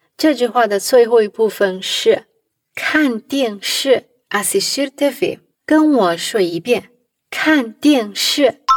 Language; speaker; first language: Chinese; non-native, fluent; Portuguese